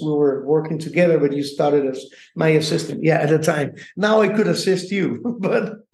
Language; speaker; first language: English; non-native, fluent; Italian